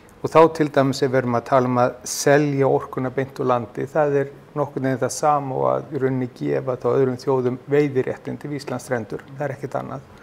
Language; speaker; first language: Icelandic; non-native, fluent; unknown